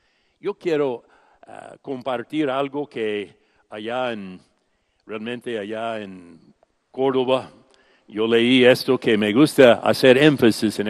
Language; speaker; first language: Spanish; non-native, fluent; English